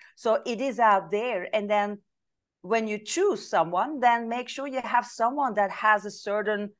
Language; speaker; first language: English; non-native, fluent; Dutch